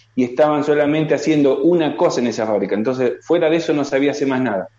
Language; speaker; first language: Spanish; native; Spanish